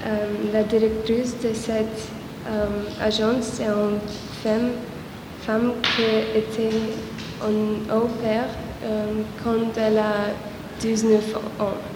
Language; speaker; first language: French; non-native, learner; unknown